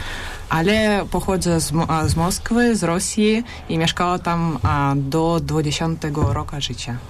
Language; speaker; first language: Polish; non-native, learner; Russian